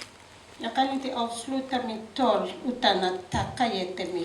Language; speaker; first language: Swedish; non-native, fluent; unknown